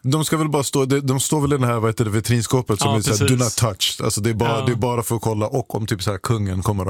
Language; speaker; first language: Swedish; native; Swedish